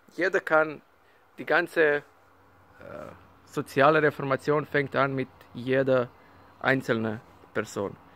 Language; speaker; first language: German; non-native, learner; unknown